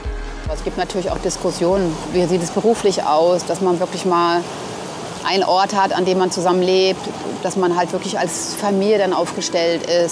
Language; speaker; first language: German; native; German